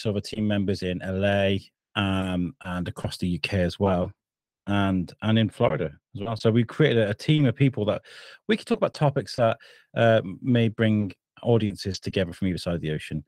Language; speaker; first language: English; native; English